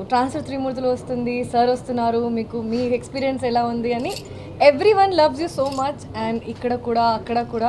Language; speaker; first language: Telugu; non-native, fluent; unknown